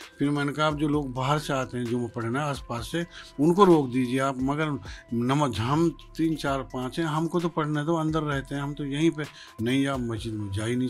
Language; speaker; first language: Hindi; native; Hindi